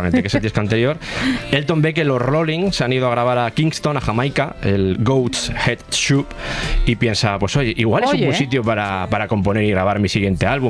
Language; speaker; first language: Spanish; native; Spanish